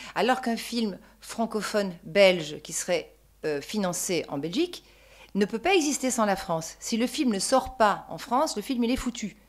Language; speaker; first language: French; native; French